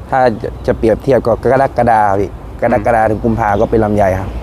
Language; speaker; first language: Thai; native; Thai